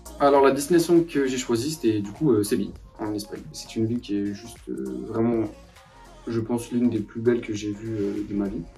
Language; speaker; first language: French; native; French